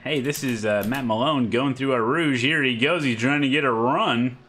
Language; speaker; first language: English; native; English